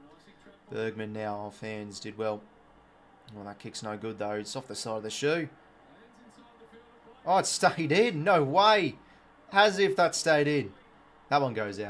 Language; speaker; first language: English; native; English